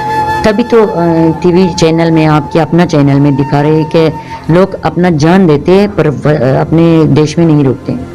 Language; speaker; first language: Hindi; non-native, fluent; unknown